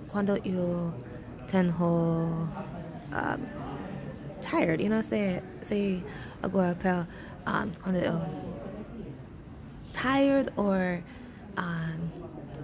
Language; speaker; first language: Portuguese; non-native, learner; English